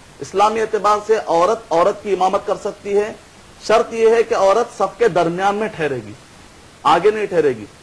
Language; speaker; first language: Urdu; native; Urdu